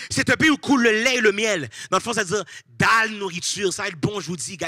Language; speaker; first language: French; native; French